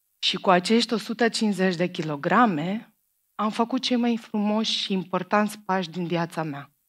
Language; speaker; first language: Romanian; non-native, fluent; Macedonian